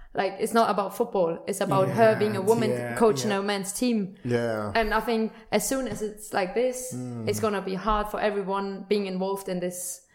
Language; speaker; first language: English; non-native, fluent; German